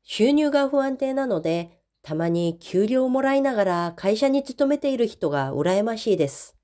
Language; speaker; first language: Japanese; non-native, fluent; Korean